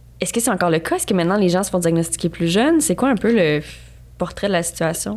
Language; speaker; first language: French; native; French